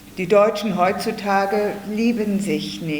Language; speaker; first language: German; native; German